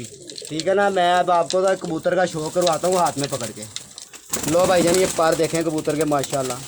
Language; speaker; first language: Hindi; non-native, local second language; Punjabi